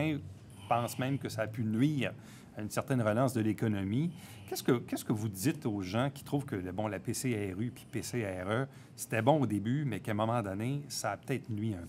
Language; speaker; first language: French; native; French